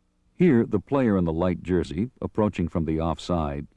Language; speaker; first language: English; native; English